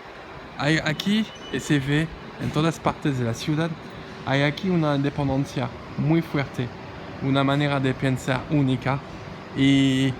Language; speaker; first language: Spanish; non-native, learner; French